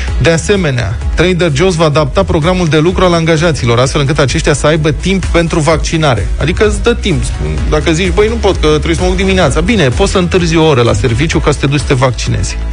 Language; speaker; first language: Romanian; native; Romanian